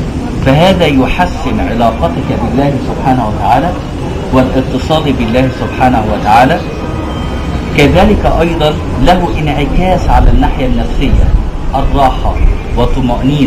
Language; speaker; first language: Arabic; native; Arabic